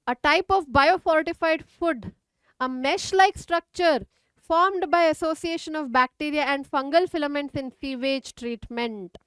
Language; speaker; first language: English; non-native, local second language; Kannada